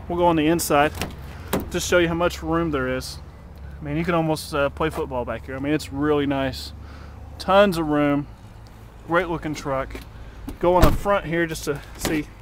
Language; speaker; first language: English; native; English